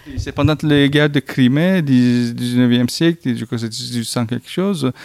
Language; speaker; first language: French; non-native, fluent; Turkish